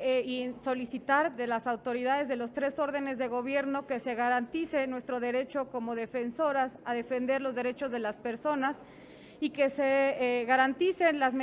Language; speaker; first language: Spanish; native; Spanish